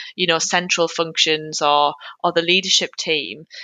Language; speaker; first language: English; native; English